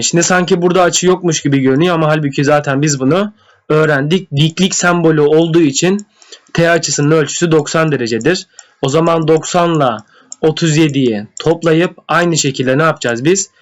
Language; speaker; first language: Turkish; native; Turkish